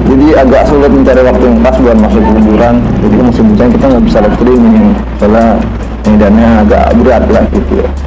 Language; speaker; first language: Indonesian; native; Indonesian